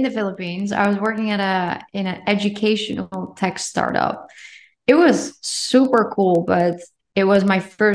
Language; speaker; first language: English; non-native, fluent; Dutch